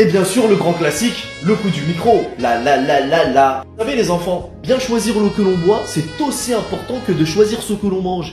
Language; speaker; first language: French; native; French